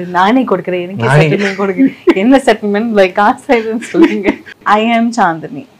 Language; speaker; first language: Tamil; non-native, learner; Malayalam